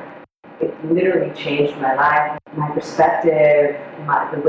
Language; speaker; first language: English; non-native, fluent; Hebrew